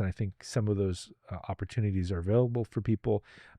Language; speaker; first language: English; native; English